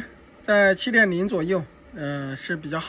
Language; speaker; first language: Chinese; native; Chinese